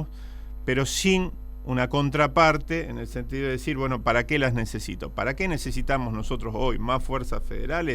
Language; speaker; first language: Spanish; native; Spanish